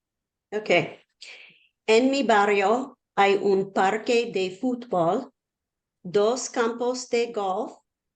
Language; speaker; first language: Spanish; non-native, learner; English